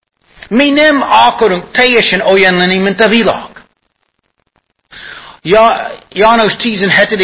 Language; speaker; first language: Hungarian; non-native, fluent; English